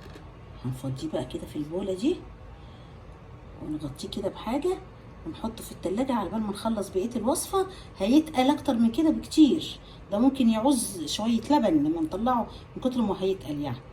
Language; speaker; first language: Arabic; native; Arabic